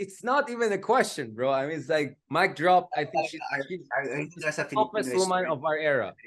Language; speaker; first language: English; non-native, local second language; Filipino